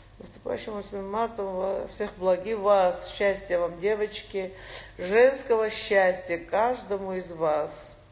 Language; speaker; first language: Russian; non-native, local second language; Georgian